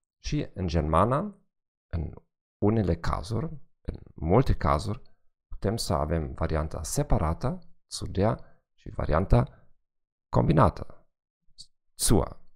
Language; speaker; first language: Romanian; non-native, fluent; German